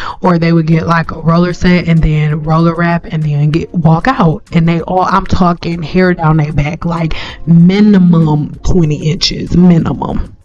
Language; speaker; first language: English; native; English